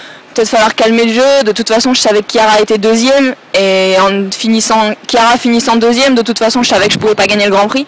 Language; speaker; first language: French; native; French